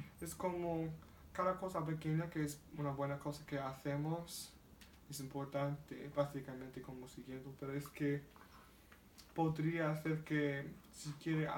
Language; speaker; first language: Spanish; non-native, learner; English